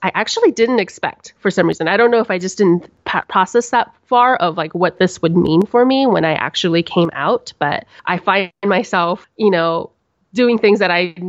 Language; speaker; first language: English; native; English